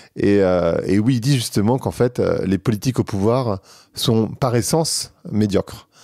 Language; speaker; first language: French; native; French